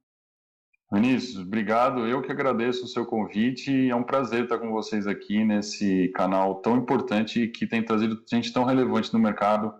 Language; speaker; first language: Portuguese; native; Portuguese